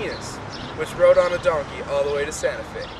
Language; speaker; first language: English; native; English